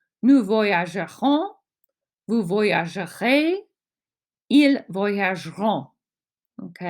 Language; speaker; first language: French; non-native, fluent; English